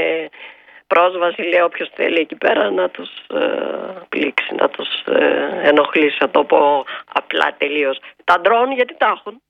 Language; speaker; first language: Greek; native; Greek